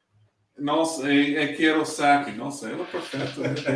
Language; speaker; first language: Portuguese; non-native, learner; English